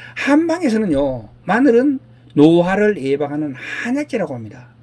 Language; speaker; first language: Korean; native; Korean